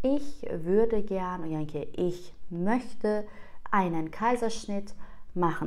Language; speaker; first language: German; non-native, fluent; Persian